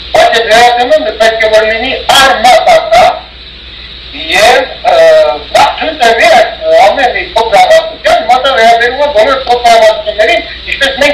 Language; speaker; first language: Armenian; early bilingual, heritage; Armenian